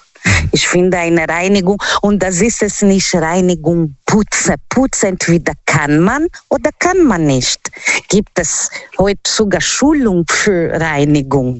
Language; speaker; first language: German; non-native, learner; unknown